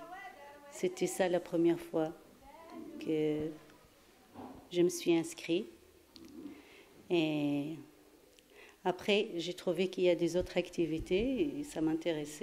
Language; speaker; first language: French; non-native, fluent; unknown